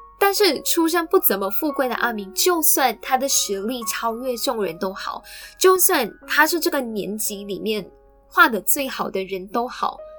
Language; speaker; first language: Chinese; native; Chinese